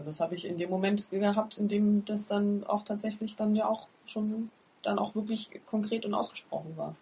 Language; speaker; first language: German; native; German